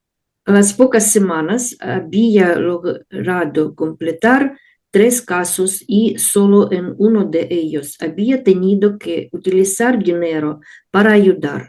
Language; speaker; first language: Spanish; non-native, learner; Russian